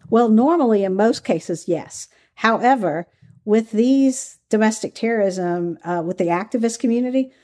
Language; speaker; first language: English; native; English